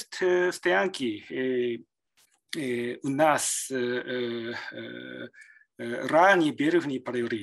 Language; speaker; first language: Russian; non-native, learner; Japanese